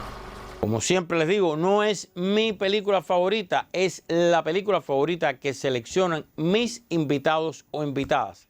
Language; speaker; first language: Spanish; native; Spanish